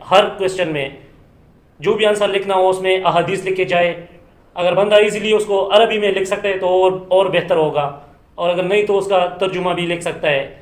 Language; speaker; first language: Urdu; non-native, local second language; Pashto